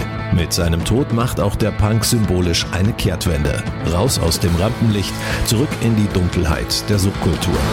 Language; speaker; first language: German; native; German